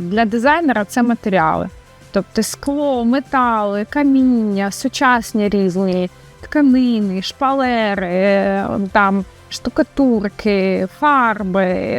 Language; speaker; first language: Ukrainian; native; Ukrainian